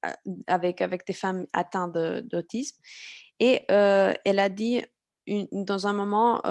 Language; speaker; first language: French; non-native, fluent; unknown